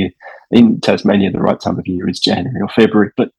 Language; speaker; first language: English; native; English